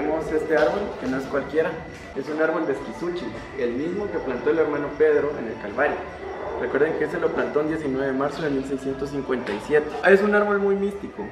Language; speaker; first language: Spanish; native; Spanish